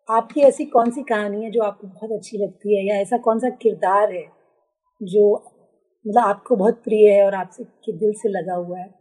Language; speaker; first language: Hindi; native; Hindi